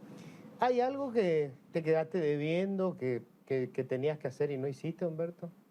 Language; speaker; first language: Spanish; native; Spanish